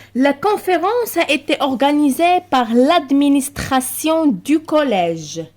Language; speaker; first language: French; non-native, local second language; Arabic